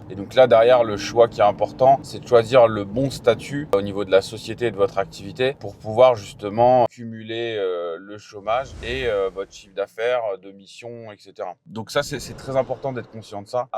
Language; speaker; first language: French; native; French